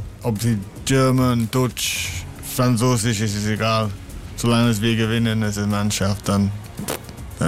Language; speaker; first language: German; non-native, learner; English